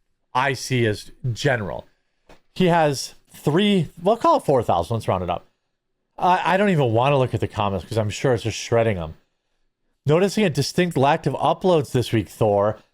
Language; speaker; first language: English; native; English